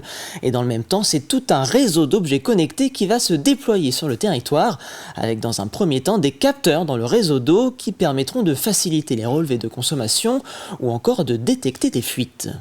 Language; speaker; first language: French; native; French